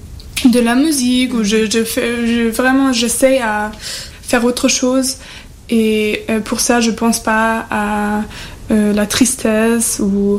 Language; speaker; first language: French; non-native, fluent; German